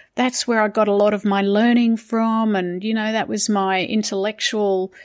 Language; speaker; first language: English; native; English